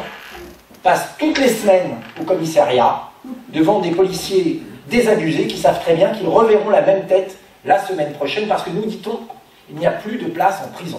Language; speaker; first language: French; native; French